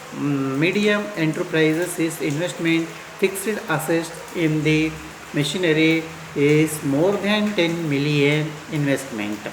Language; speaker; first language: English; non-native, local second language; Kannada